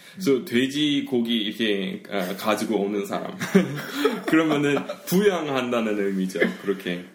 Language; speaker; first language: Korean; early bilingual, heritage; Korean